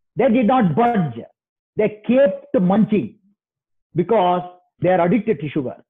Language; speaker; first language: English; non-native, local second language; Kannada